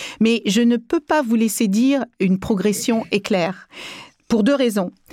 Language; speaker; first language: French; early bilingual, other home language; Kabuverdianu